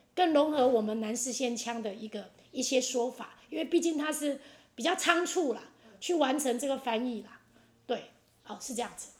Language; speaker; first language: Chinese; non-native, local second language; Hakka Chinese